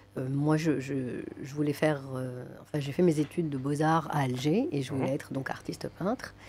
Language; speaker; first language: French; non-native, local second language; Arabic